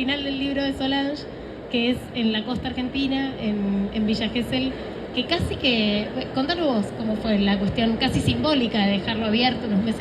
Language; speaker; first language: Spanish; native; Spanish